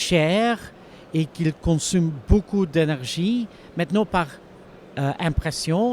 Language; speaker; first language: French; non-native, local second language; Dutch